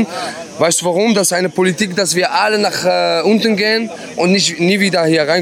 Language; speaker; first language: German; non-native, fluent; Arabic